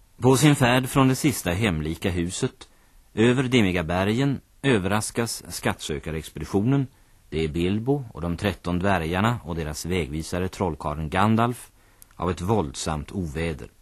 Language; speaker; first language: Swedish; native; Swedish